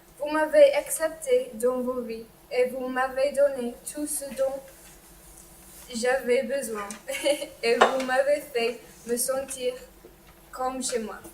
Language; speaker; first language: French; non-native, learner; English